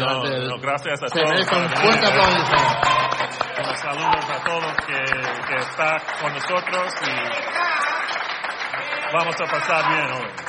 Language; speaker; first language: Spanish; non-native, learner; English